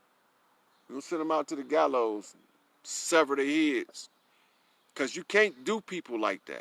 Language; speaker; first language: English; native; English